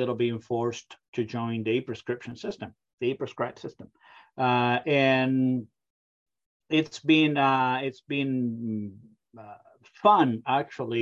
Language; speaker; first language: English; non-native, fluent; Spanish